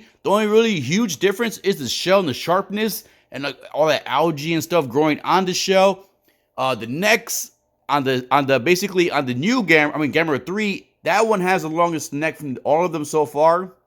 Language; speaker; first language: English; native; English